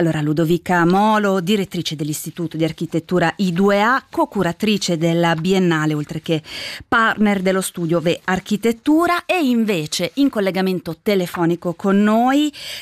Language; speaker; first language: Italian; native; Italian